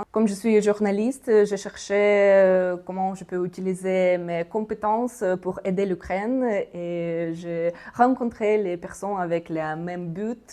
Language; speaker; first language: French; non-native, fluent; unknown